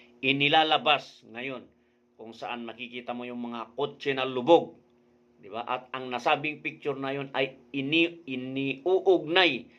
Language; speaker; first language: Filipino; non-native, local second language; Iloko